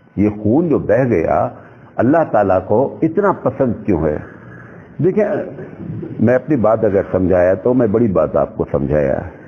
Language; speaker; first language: Urdu; native; Urdu